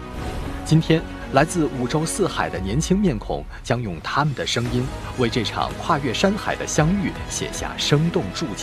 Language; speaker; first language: Chinese; native; Chinese